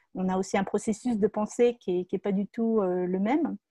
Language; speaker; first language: French; native; French